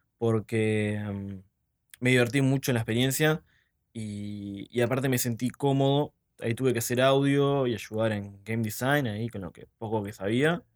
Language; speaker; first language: Spanish; native; Spanish